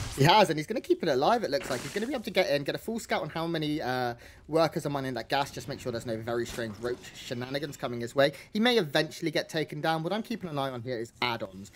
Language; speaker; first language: English; native; English